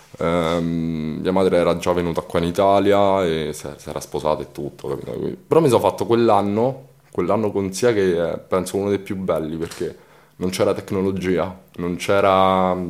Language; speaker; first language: Italian; early bilingual, other home language; Romanian